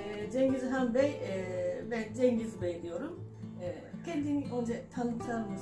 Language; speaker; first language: Turkish; non-native, fluent; Japanese